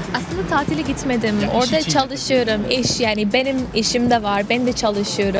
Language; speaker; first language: Turkish; non-native, fluent; English